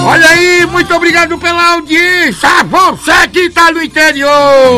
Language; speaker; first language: Portuguese; native; Portuguese